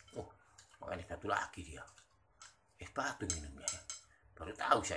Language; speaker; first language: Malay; non-native, local second language; Javanese